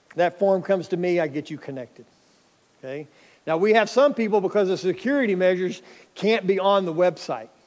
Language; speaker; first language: English; native; English